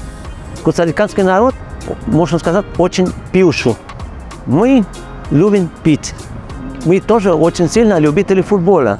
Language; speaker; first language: Russian; non-native, fluent; Spanish